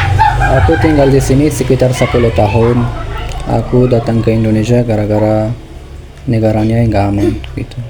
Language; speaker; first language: Indonesian; non-native, fluent; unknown